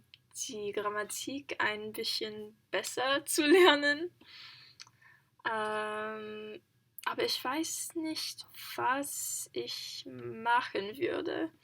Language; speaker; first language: German; non-native, learner; English